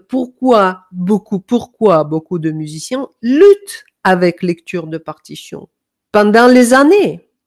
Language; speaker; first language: French; non-native, fluent; Danish